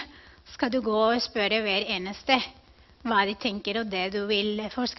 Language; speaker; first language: Norwegian; non-native, fluent; Spanish